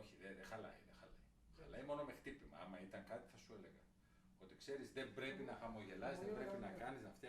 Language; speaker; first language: Greek; native; Greek